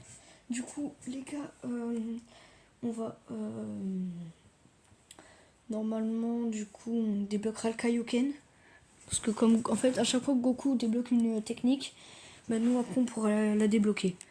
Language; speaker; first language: French; native; French